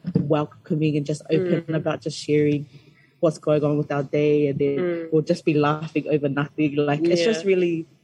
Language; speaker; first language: English; native; English